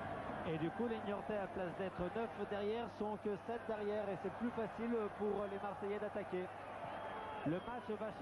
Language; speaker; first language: French; native; French